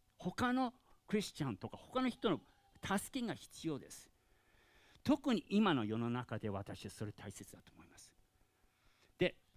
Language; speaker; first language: Japanese; non-native, fluent; English